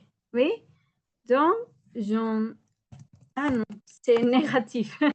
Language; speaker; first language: French; non-native, learner; Spanish